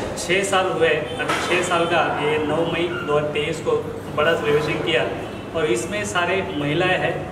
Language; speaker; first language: Hindi; non-native, local second language; Marathi